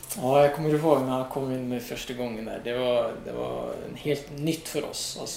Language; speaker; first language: Swedish; non-native, fluent; Riffian